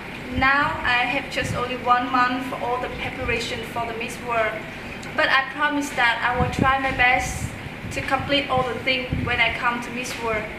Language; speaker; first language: English; non-native, learner; Vietnamese